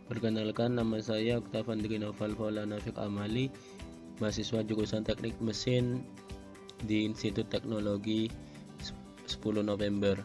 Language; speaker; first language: Indonesian; native; Indonesian